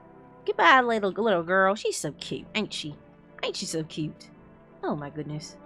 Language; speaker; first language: English; native; English